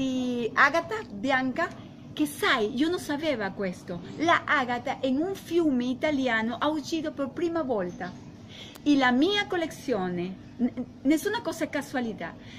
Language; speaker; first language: Italian; non-native, learner; Spanish